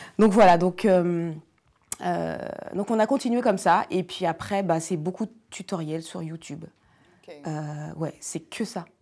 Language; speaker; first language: French; native; French